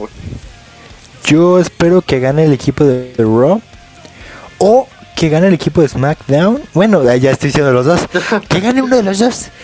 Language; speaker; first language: Spanish; native; Spanish